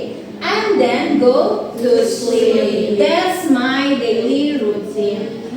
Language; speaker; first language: English; non-native, learner; Indonesian